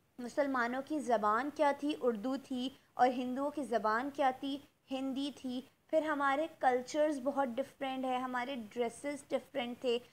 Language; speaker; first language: Urdu; native; Urdu